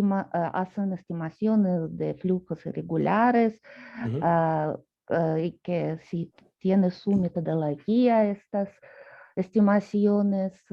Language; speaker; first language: Spanish; non-native, fluent; Russian